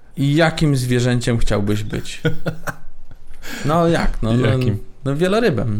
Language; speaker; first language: Polish; native; Polish